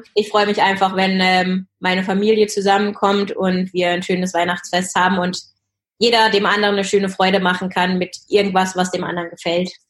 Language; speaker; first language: German; native; German